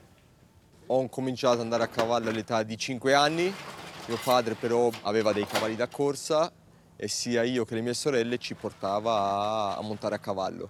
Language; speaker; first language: Italian; native; Italian